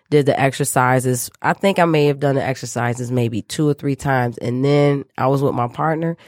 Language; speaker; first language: English; native; English